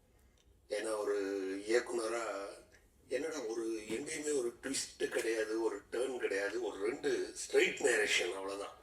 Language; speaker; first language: Tamil; native; Tamil